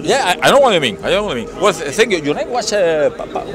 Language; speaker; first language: English; non-native, learner; Spanish